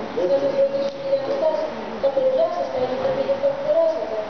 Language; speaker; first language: Greek; native; Greek